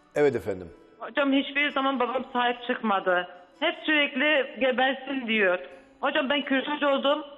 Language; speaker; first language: Turkish; native; Turkish